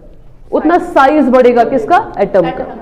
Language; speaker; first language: Hindi; non-native, local second language; Kashmiri